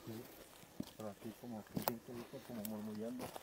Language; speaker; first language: Spanish; native; Spanish